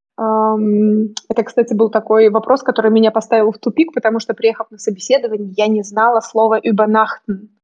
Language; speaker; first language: Russian; native; Russian